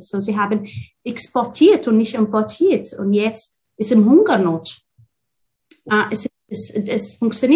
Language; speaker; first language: German; non-native, fluent; Arabic